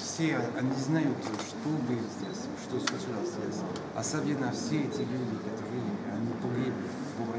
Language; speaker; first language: Russian; non-native, fluent; French